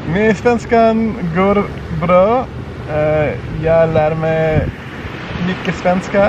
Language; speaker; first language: Swedish; non-native, learner; English